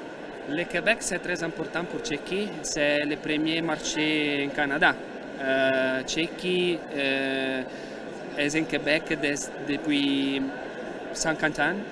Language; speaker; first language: French; non-native, learner; Italian